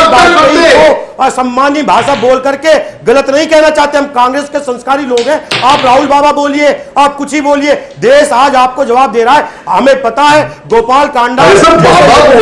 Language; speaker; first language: Hindi; native; Hindi